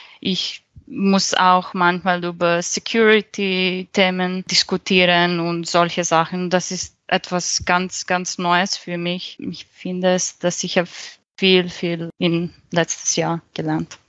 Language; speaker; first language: German; non-native, fluent; Serbian